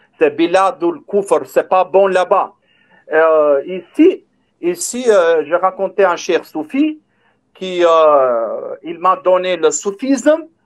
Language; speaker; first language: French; non-native, learner; Albanian